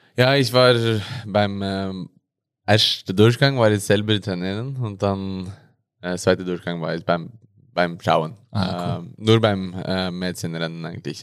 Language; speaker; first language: German; non-native, learner; Norwegian